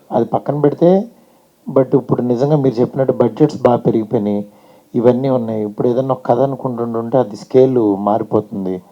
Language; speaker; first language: Telugu; native; Telugu